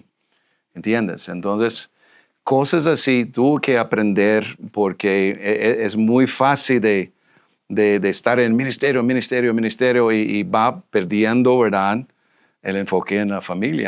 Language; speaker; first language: Spanish; non-native, fluent; English